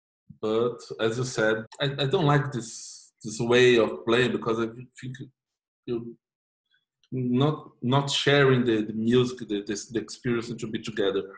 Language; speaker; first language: English; non-native, fluent; Portuguese